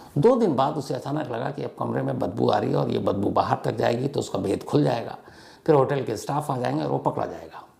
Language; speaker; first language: Hindi; native; Hindi